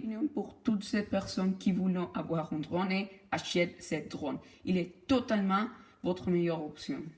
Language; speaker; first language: French; non-native, learner; Spanish